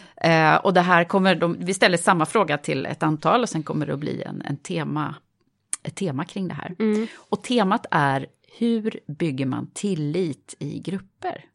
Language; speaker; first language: Swedish; native; Swedish